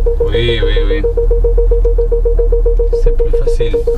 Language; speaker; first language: French; non-native, learner; Spanish